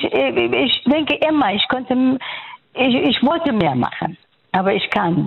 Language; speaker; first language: German; non-native, fluent; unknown